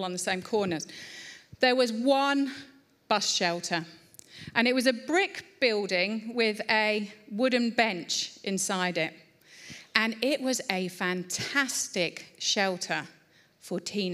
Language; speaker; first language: English; native; English